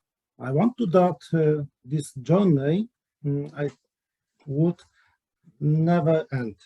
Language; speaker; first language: English; non-native, learner; Polish